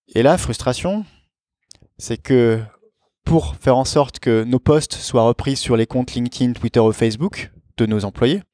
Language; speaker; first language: French; native; French